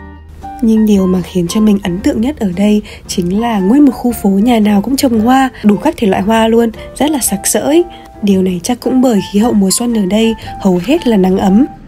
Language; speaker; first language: Vietnamese; native; Vietnamese